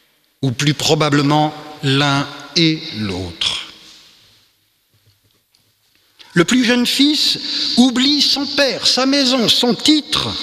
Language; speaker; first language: French; native; French